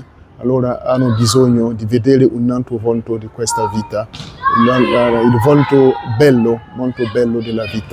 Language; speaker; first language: Italian; non-native, learner; French